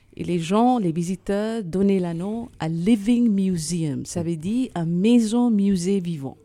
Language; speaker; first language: French; non-native, fluent; Hindi